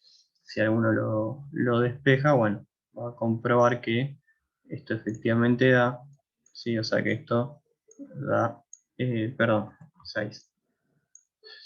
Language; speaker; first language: Spanish; native; Spanish